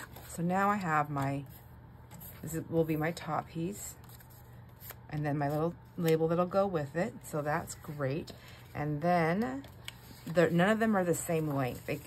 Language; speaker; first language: English; native; English